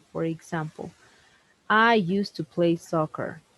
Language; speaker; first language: English; non-native, fluent; Spanish